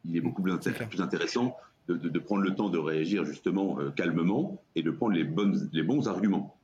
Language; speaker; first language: French; native; French